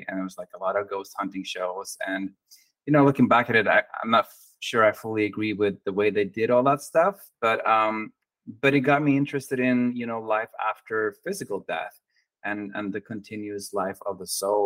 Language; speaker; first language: English; non-native, fluent; Norwegian